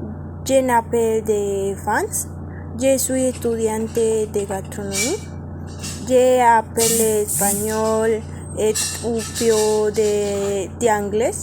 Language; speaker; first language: French; non-native, learner; Spanish